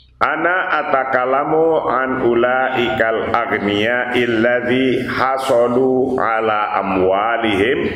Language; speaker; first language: Arabic; non-native, local second language; Indonesian